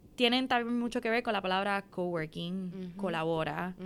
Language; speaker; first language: Spanish; native; Spanish